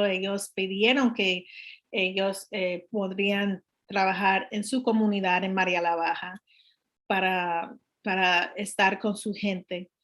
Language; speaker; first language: Spanish; non-native, learner; English